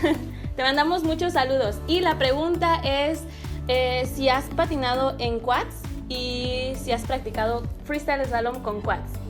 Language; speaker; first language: Spanish; native; Spanish